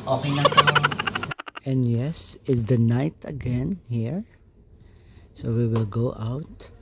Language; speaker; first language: English; non-native, learner; Filipino